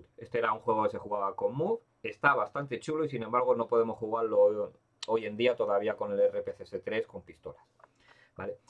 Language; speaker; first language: Spanish; native; Spanish